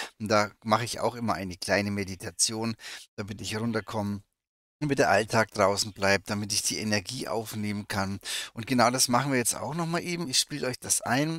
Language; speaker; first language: German; native; German